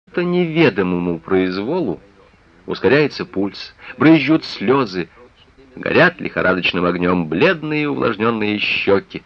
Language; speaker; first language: Russian; native; Russian